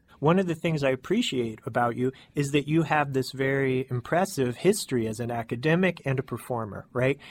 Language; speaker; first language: English; native; English